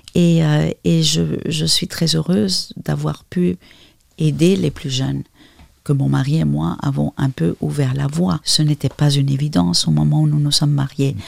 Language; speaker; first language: French; non-native, fluent; Spanish